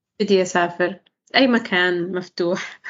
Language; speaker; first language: Arabic; non-native, learner; English